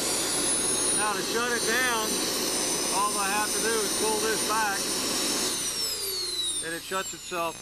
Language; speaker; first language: English; native; English